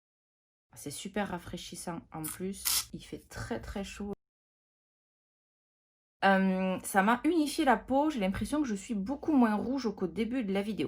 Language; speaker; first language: French; native; French